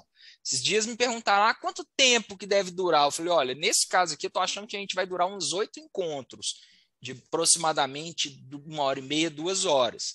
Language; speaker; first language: Portuguese; native; Portuguese